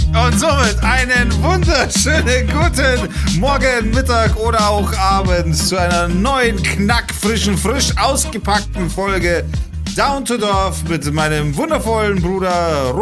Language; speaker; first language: German; native; German